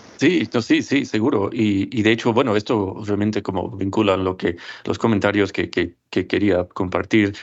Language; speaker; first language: Spanish; non-native, fluent; English